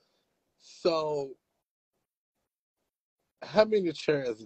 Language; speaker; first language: English; native; English